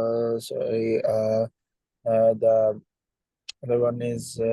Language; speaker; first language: English; non-native, learner; Urdu